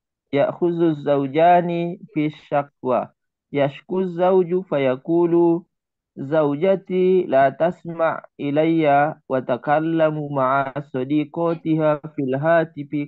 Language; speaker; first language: Arabic; non-native, learner; Indonesian